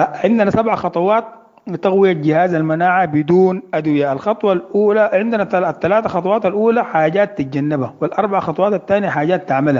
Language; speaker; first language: Arabic; native; Arabic